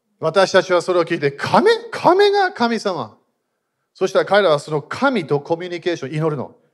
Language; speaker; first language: Japanese; non-native, fluent; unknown